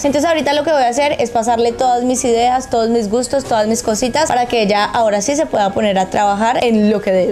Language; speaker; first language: Spanish; native; Spanish